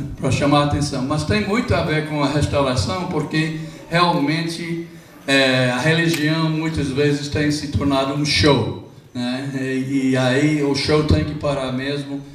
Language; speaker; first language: Portuguese; non-native, fluent; English